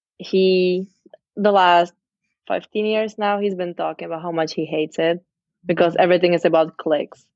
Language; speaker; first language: English; non-native, fluent; Czech